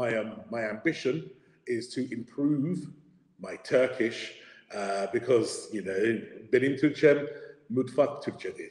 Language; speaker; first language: Turkish; early bilingual, heritage; English